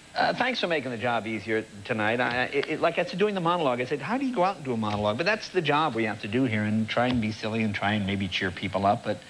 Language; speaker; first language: English; native; English